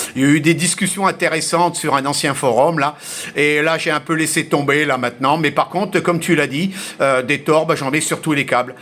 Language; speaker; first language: French; early bilingual, heritage; French